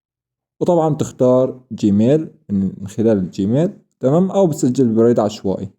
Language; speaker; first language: Arabic; native; Arabic